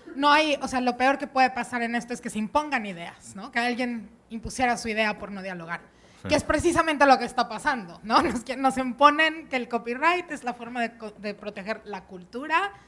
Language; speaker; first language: Spanish; native; Spanish